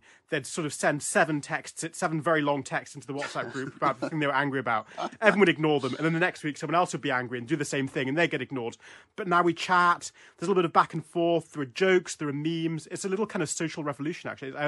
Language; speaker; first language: English; native; English